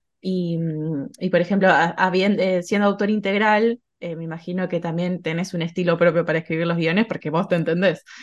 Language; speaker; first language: Spanish; native; Spanish